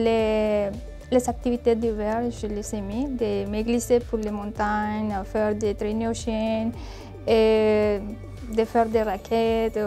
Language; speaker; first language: French; non-native, learner; Spanish